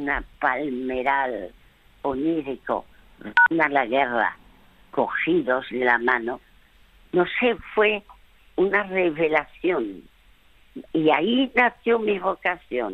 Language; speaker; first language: Spanish; early bilingual, other home language; French